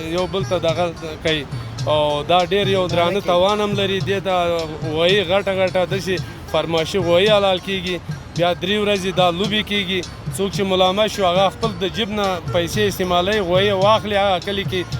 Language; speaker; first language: Pashto; non-native, local second language; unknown